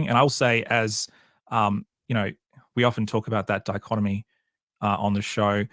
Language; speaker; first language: English; native; English